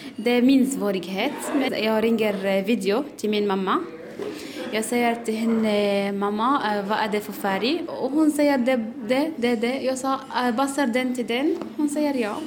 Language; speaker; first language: Swedish; non-native, learner; Arabic